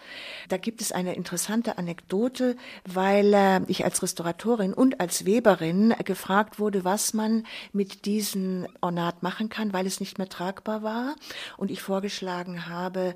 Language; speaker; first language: German; native; German